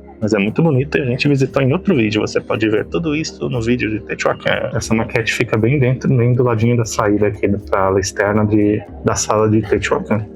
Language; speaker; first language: Portuguese; native; Portuguese